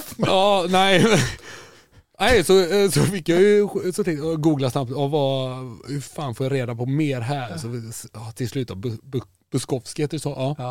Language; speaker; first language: Swedish; native; Swedish